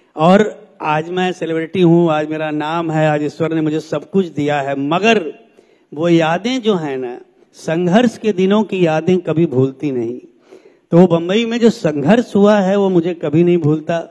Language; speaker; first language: Hindi; native; Hindi